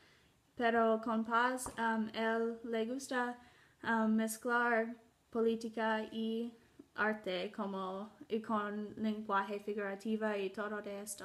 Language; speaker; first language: Spanish; non-native, learner; English